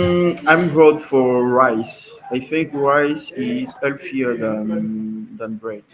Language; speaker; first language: English; non-native, learner; French